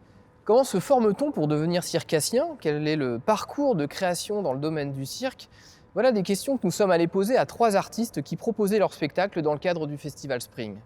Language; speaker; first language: French; native; French